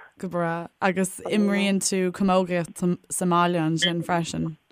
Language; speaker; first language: Irish; native; Irish